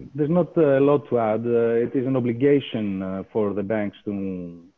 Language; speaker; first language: English; non-native, fluent; Greek